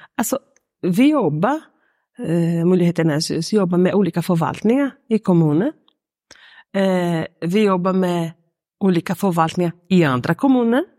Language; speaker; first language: Swedish; non-native, fluent; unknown